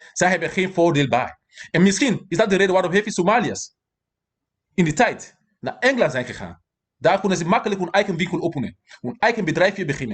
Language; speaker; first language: Dutch; non-native, fluent; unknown